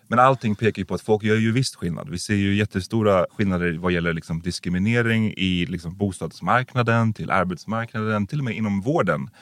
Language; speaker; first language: Swedish; early bilingual, other home language; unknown